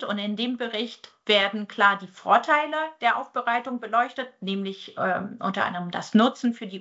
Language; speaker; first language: German; native; German